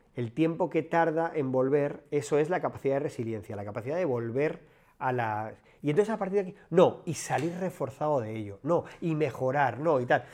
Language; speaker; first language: Spanish; native; Spanish